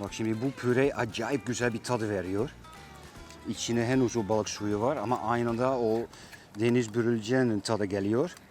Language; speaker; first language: Turkish; non-native, fluent; Dutch